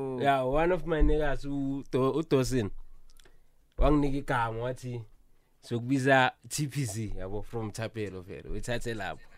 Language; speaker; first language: Zulu; native; Zulu